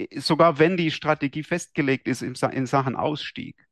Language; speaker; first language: German; native; German